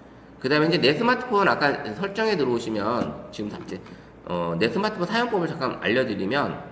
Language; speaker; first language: Korean; native; Korean